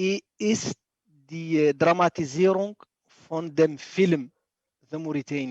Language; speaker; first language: German; non-native, fluent; Arabic